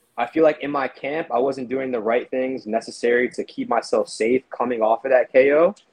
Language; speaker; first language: English; native; English